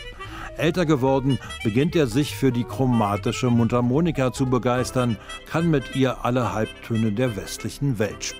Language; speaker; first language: German; native; German